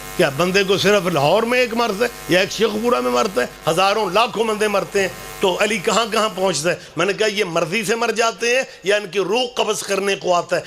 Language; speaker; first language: Urdu; non-native, local second language; Punjabi